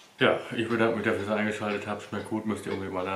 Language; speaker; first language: German; native; German